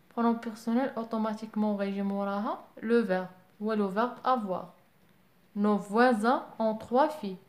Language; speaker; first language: French; non-native, local second language; Arabic